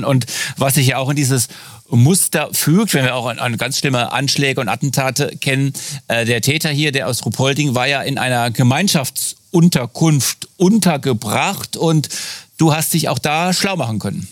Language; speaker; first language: German; native; German